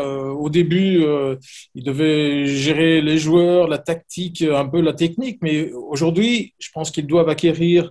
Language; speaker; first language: French; native; French